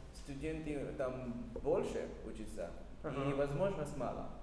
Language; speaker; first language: Russian; non-native, learner; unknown